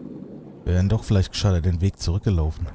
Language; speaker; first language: German; native; German